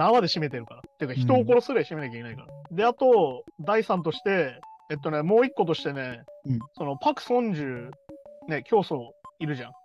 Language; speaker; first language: Japanese; native; Japanese